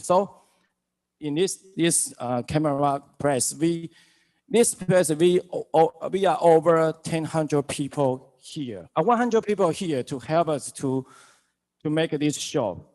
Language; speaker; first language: English; non-native, learner; Chinese